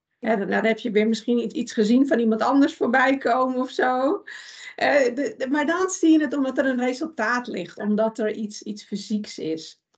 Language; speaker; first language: Dutch; early bilingual, other home language; Persian